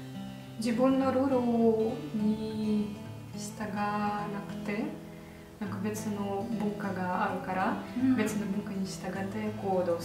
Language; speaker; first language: Japanese; non-native, learner; Russian